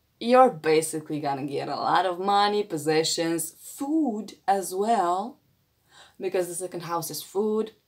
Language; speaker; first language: English; non-native, fluent; Romanian